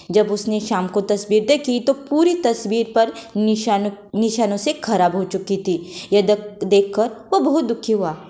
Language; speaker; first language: Hindi; non-native, local second language; Marathi